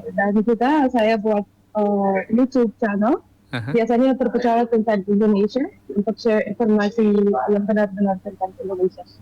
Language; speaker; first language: Indonesian; non-native, fluent; Arabic